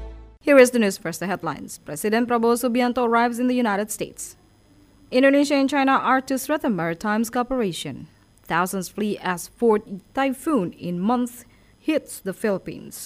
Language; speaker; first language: English; non-native, local second language; Indonesian